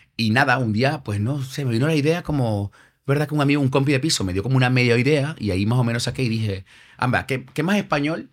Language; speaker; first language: Spanish; native; Spanish